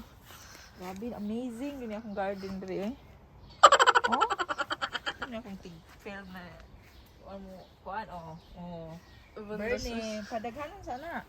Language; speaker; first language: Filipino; non-native, local second language; Cebuano